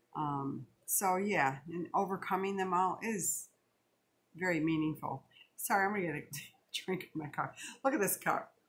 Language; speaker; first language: English; native; English